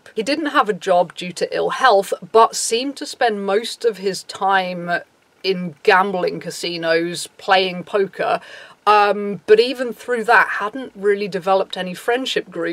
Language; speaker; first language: English; native; English